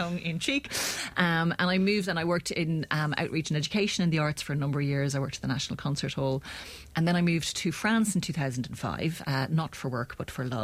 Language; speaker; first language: English; native; English